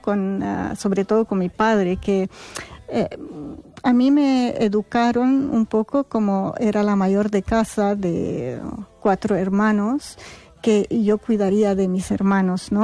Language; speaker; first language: Spanish; non-native, fluent; Arabic